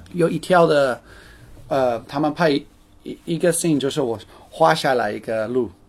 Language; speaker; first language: Chinese; non-native, fluent; English